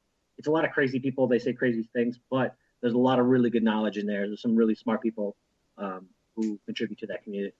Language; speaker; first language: English; native; English